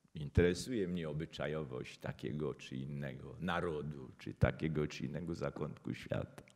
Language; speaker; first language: Polish; native; Polish